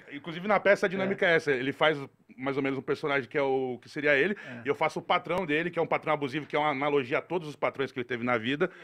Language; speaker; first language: Portuguese; native; Portuguese